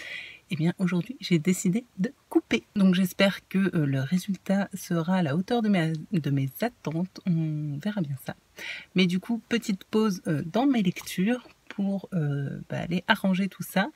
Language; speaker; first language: French; native; French